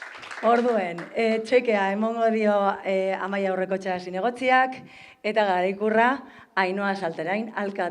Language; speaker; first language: Basque; native; Basque